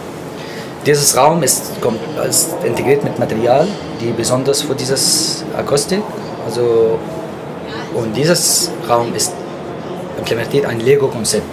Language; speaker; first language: German; non-native, fluent; Arabic